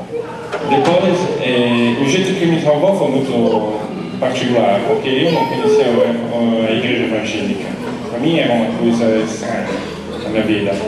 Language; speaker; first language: Portuguese; non-native, learner; Italian